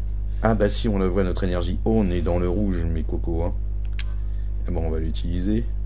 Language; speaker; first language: French; native; French